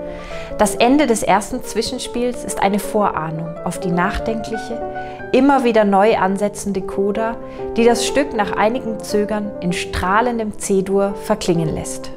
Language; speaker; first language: German; native; German